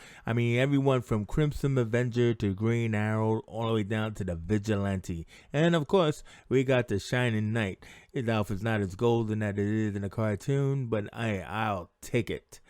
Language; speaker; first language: English; native; English